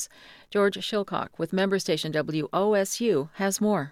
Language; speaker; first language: English; native; English